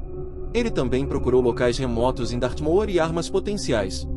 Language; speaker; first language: Portuguese; native; Portuguese